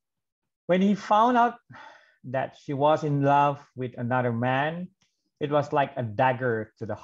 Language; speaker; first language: English; non-native, fluent; Indonesian